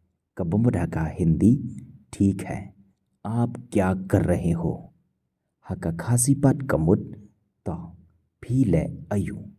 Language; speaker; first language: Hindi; non-native, local second language; Khasi